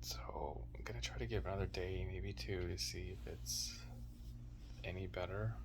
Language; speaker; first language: English; native; English